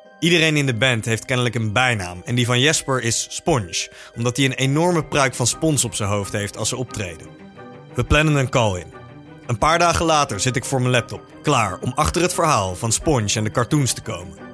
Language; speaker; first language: Dutch; native; Dutch